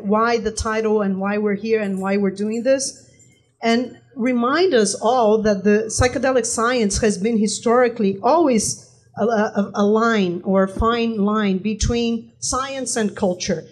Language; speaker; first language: English; non-native, fluent; Portuguese